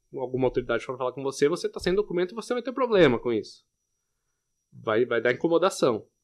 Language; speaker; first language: Portuguese; native; Portuguese